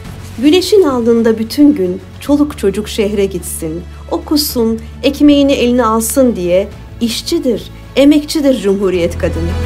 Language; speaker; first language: Turkish; native; Turkish